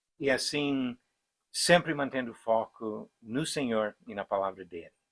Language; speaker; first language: Portuguese; non-native, fluent; English